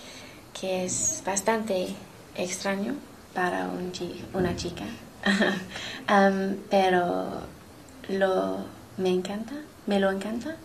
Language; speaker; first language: Spanish; non-native, learner; English